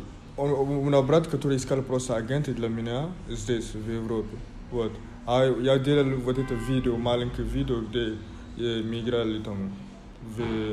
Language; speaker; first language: Russian; non-native, fluent; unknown